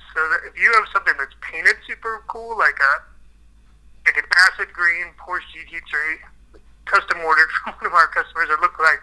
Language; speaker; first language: English; native; English